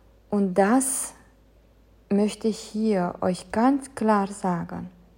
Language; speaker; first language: German; non-native, fluent; Romanian